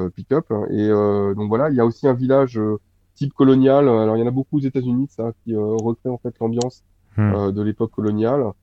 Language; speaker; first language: French; native; French